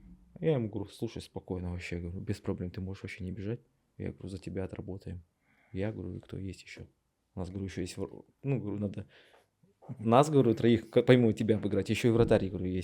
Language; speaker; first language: Russian; native; Russian